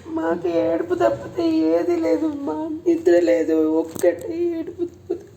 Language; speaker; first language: Telugu; native; Telugu